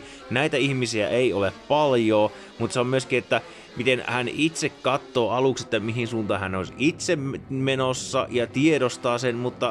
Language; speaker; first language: Finnish; native; Finnish